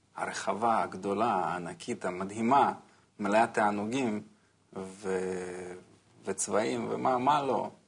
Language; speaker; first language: Hebrew; non-native, fluent; Russian